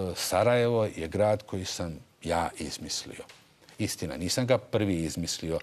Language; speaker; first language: Bosnian; native; Bosnian